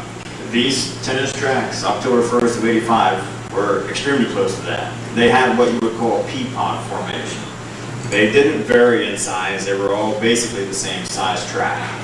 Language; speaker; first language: English; native; English